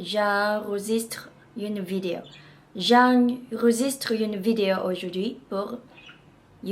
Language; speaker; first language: French; non-native, learner; Japanese